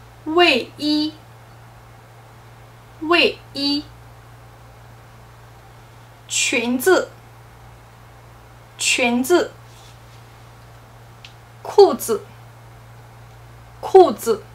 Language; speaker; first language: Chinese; non-native, fluent; English